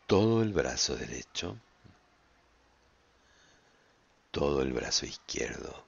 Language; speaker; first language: Spanish; native; Spanish